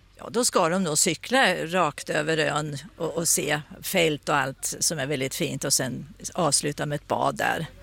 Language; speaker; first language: Swedish; native; Swedish